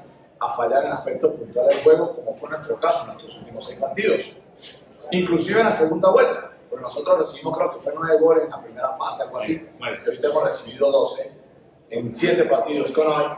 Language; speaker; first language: Spanish; native; Spanish